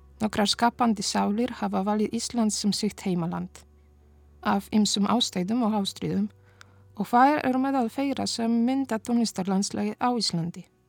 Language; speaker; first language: Icelandic; non-native, fluent; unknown